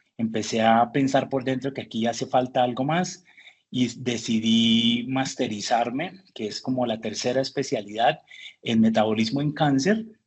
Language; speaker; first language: Spanish; early bilingual, heritage; Spanish